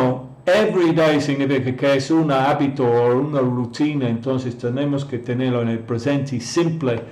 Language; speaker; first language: Spanish; non-native, fluent; English